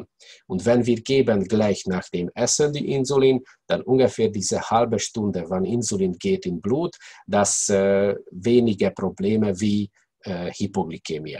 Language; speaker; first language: German; non-native, learner; Hungarian